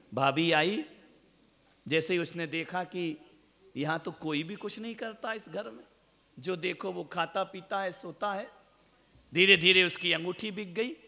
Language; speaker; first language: Hindi; native; Hindi